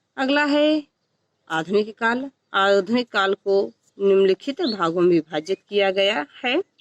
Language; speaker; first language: Hindi; native; Hindi